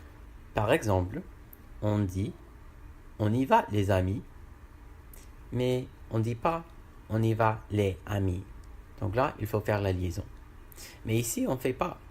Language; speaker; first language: French; non-native, learner; English